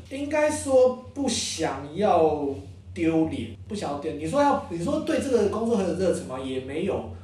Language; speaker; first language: Chinese; native; Chinese